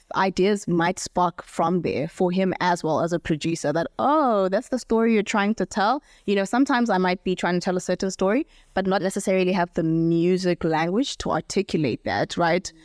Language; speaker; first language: English; non-native, local second language; Southern Sotho